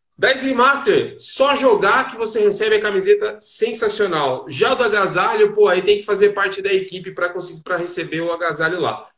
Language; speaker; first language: Portuguese; native; Portuguese